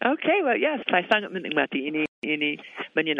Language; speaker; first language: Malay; non-native, fluent; English